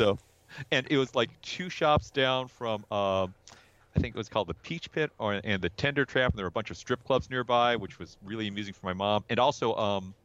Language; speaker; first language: English; native; English